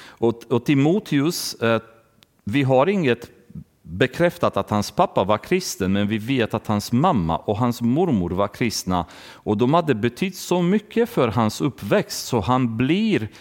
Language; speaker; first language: Swedish; non-native, fluent; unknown